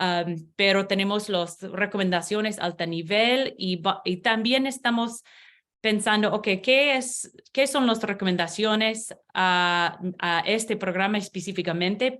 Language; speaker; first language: Spanish; non-native, learner; English